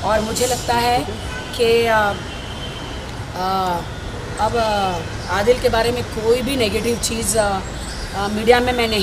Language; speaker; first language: Hindi; native; Hindi